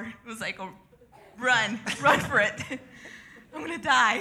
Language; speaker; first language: English; native; English